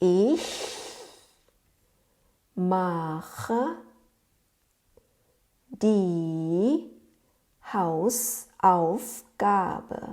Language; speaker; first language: German; non-native, fluent; Thai